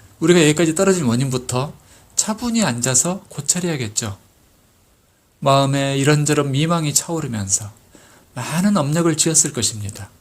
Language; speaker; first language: Korean; native; Korean